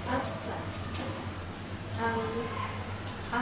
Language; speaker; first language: Arabic; non-native, learner; Chinese